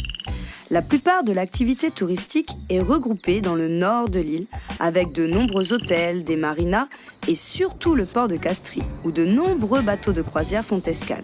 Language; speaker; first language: French; native; French